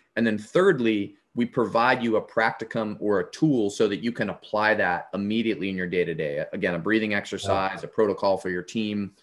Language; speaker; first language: English; native; English